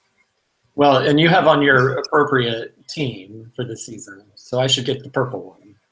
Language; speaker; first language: English; native; English